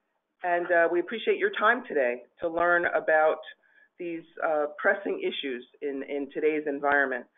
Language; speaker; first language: English; native; English